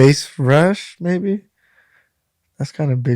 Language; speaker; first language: English; native; English